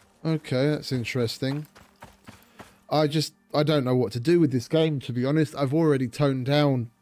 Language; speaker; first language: English; native; English